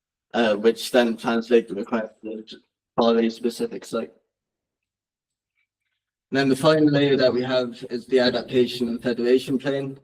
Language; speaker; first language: English; native; English